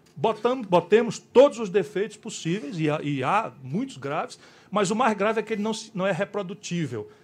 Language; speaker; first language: Portuguese; native; Portuguese